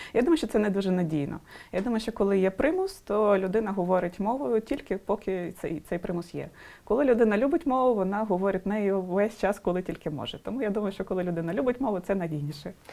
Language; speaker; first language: Ukrainian; non-native, local second language; Russian